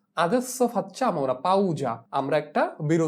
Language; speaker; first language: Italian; non-native, fluent; Bangla